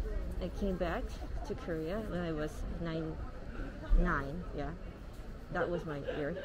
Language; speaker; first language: English; non-native, fluent; Korean